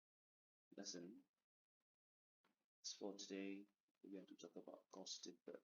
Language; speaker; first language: English; non-native, fluent; Indonesian